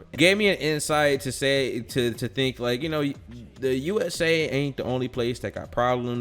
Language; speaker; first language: English; native; English